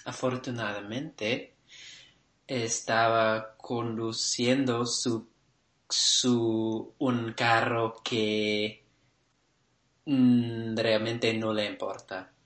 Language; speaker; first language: Spanish; non-native, learner; English